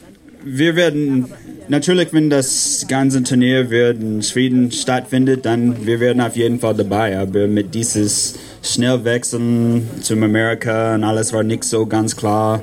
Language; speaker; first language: German; non-native, learner; English